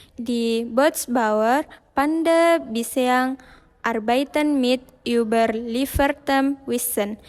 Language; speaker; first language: German; non-native, learner; Indonesian